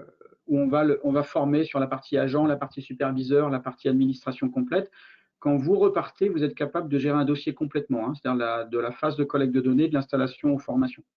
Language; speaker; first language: French; native; French